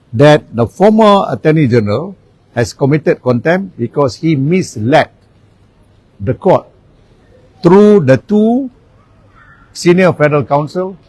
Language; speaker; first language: English; non-native, local second language; Malay